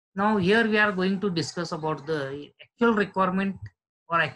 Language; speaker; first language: English; non-native, local second language; Marathi